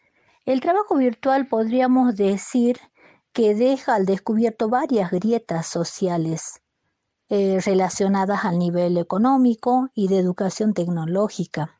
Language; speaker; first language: Spanish; native; Spanish